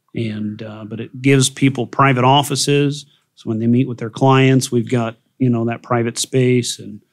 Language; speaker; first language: English; native; English